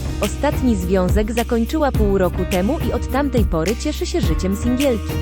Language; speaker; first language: Polish; native; Polish